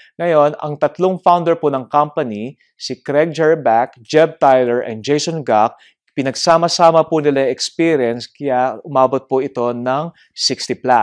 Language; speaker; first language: Filipino; native; Filipino